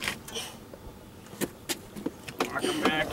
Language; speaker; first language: English; native; English